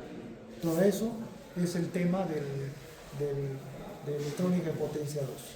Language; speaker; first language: Spanish; native; Spanish